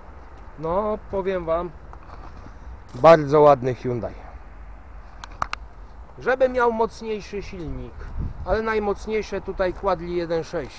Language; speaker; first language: Polish; native; Polish